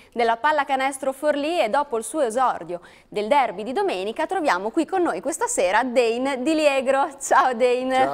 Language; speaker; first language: Italian; native; Italian